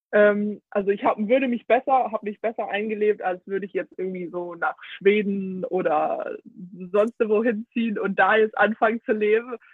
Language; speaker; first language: German; early bilingual, heritage; Danish